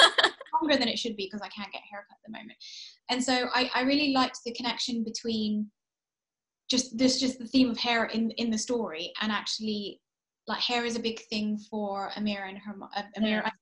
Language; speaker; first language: English; early bilingual, heritage; English